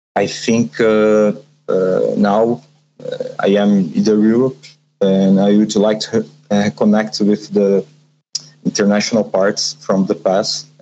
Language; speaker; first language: English; non-native, learner; Portuguese